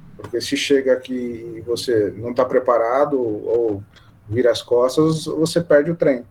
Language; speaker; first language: Portuguese; native; Portuguese